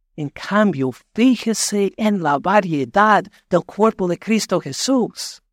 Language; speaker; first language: Spanish; non-native, fluent; English